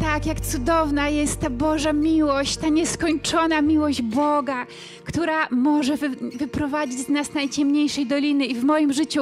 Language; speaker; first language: Polish; native; Polish